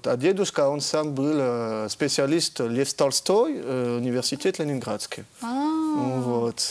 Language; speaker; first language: Russian; early bilingual, heritage; French